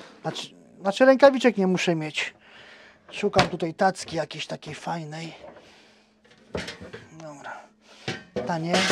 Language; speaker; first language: Polish; native; Polish